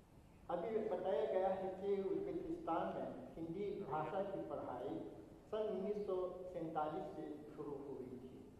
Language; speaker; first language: Hindi; non-native, fluent; Uzbek